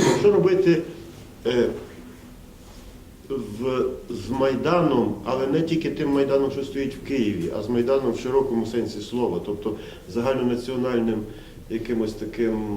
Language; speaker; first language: Ukrainian; native; Ukrainian